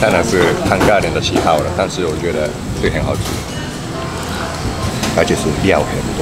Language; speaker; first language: Chinese; non-native, fluent; Japanese